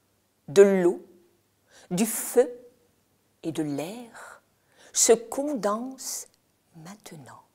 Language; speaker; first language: French; native; French